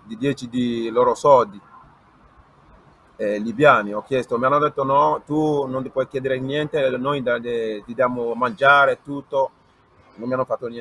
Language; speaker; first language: Italian; non-native, learner; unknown